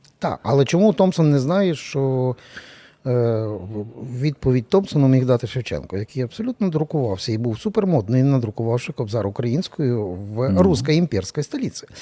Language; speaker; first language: Ukrainian; native; Ukrainian